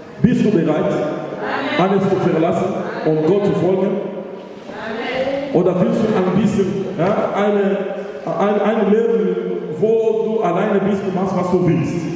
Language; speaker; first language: German; non-native, learner; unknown